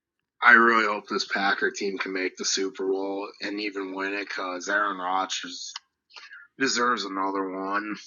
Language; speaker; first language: English; native; English